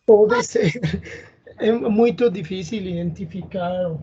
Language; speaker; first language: Portuguese; non-native, learner; Spanish